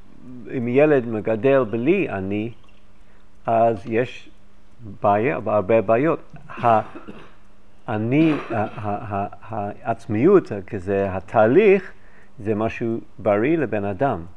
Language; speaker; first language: Hebrew; non-native, fluent; English